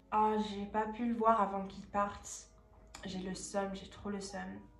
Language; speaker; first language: French; early bilingual, other home language; English